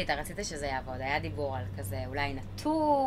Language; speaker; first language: Hebrew; native; Hebrew